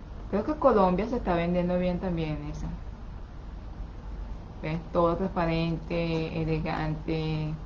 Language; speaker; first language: Spanish; non-native, fluent; Chinese